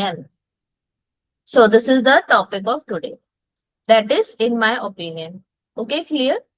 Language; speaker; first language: English; non-native, local second language; Hindi